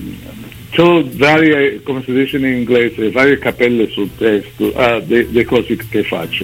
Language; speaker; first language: Italian; early bilingual, heritage; English